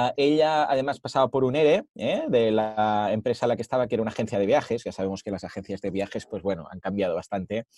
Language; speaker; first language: Spanish; native; Spanish